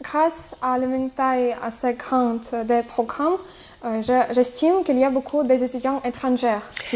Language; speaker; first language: French; non-native, fluent; Russian